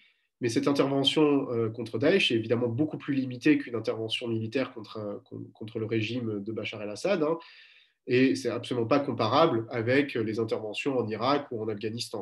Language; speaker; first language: French; native; French